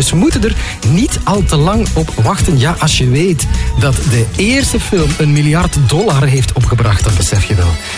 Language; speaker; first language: Dutch; native; Dutch